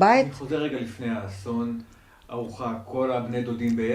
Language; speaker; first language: Hebrew; native; Hebrew